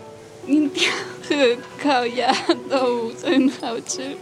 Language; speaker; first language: Chinese; non-native, learner; Spanish